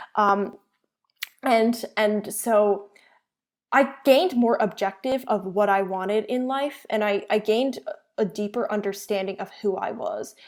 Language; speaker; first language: English; early bilingual, other home language; Chinese